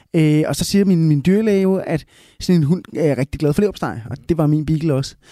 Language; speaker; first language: Danish; early bilingual, other home language; Spanish